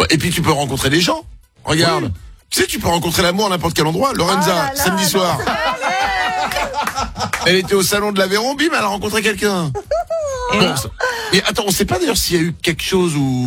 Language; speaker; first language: French; native; French